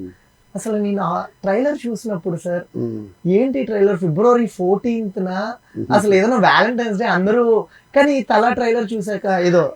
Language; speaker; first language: Telugu; native; Telugu